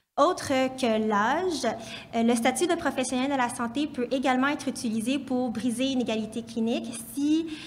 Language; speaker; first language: French; native; French